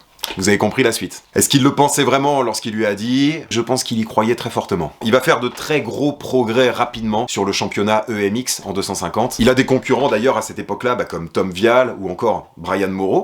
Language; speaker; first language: French; native; French